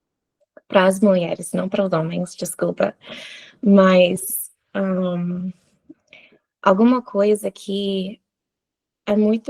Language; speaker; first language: Portuguese; non-native, fluent; English